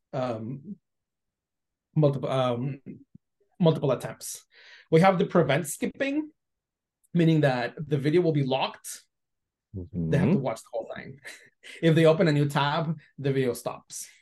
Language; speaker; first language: English; non-native, fluent; Spanish